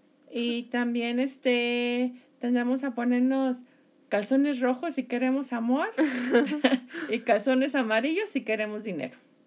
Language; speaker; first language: Spanish; native; Spanish